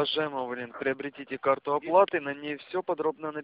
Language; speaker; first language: Russian; native; Russian